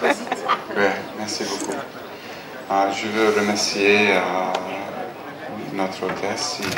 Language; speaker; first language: French; non-native, fluent; English